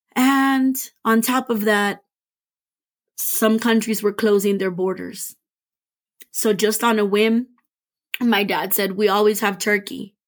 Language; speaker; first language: English; native; English